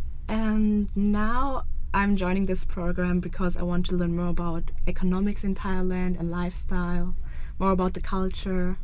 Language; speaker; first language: English; non-native, fluent; German